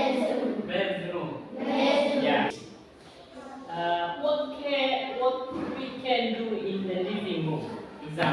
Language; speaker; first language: English; non-native, learner; Indonesian